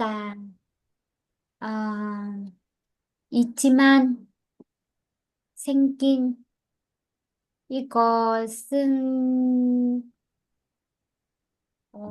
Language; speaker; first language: Korean; non-native, learner; Vietnamese